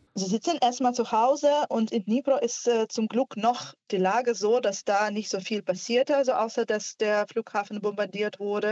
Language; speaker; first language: German; non-native, fluent; Ukrainian